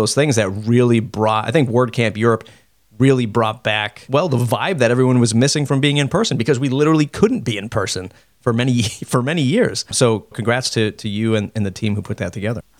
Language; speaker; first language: English; native; English